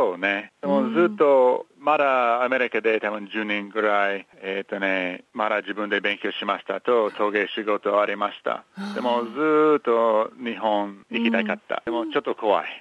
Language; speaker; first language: Japanese; non-native, learner; English